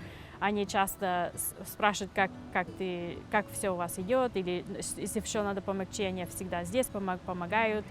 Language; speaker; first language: Russian; early bilingual, heritage; Russian